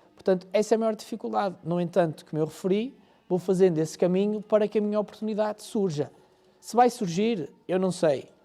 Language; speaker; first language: Portuguese; native; Portuguese